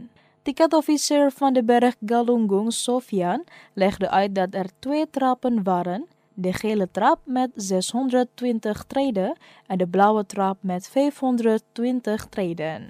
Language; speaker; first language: Dutch; non-native, learner; Indonesian